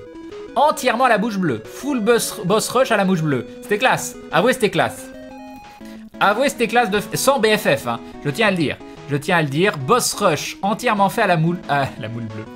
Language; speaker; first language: French; native; French